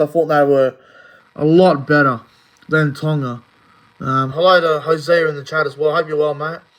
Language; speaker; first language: English; native; English